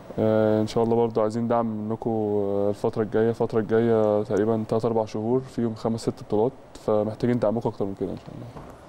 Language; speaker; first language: Arabic; native; Arabic